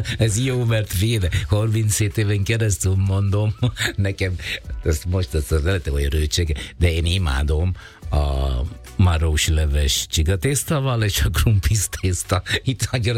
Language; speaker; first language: Hungarian; non-native, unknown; Italian